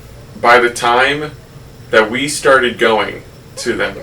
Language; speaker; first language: English; native; English